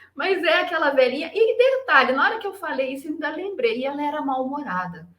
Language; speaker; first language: Portuguese; native; Portuguese